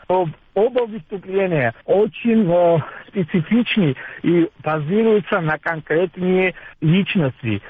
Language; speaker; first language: Russian; non-native, local second language; Georgian